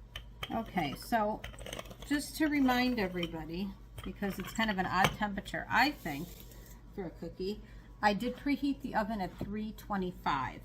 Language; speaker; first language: English; native; English